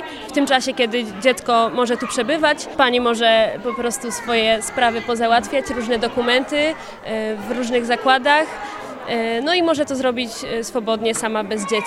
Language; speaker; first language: Polish; non-native, local second language; Ukrainian